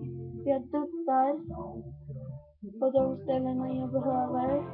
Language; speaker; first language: Swedish; non-native, learner; Korean